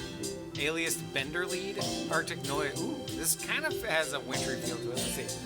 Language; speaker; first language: English; native; English